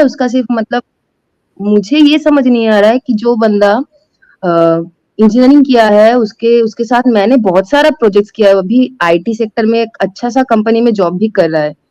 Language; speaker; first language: Hindi; non-native, local second language; Bangla